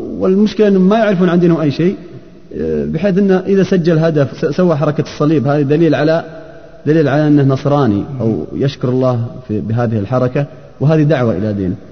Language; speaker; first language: Arabic; native; Arabic